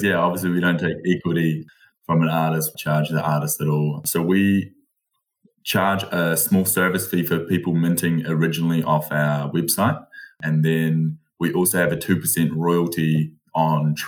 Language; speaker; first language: English; native; English